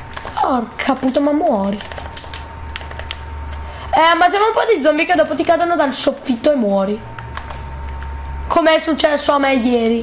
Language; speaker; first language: Italian; native; Italian